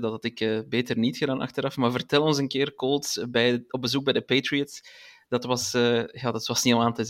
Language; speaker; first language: Dutch; native; Dutch